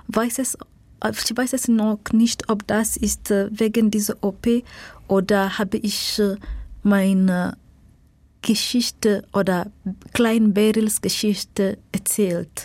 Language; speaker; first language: German; non-native, learner; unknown